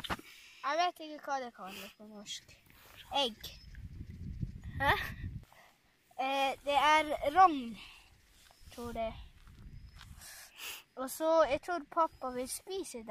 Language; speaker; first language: Norwegian; non-native, local second language; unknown